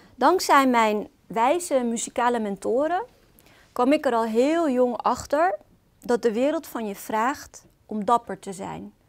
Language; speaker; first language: Dutch; early bilingual, other home language; Arabic